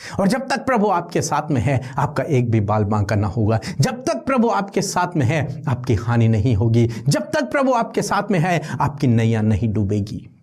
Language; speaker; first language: Hindi; native; Hindi